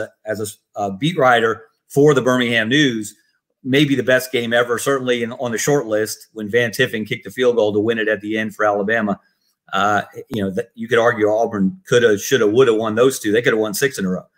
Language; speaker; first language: English; native; English